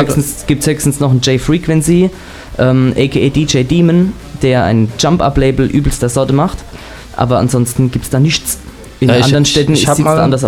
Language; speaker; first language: German; native; German